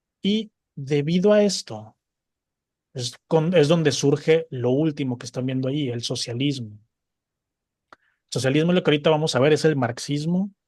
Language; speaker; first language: Spanish; native; Spanish